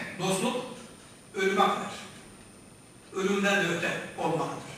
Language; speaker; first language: Turkish; native; Turkish